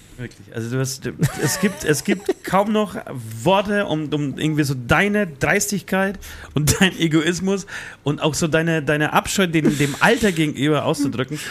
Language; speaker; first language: German; early bilingual, other home language; Polish